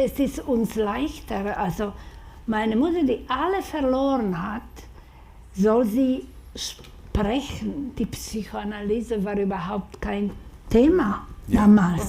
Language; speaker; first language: German; non-native, fluent; Slovak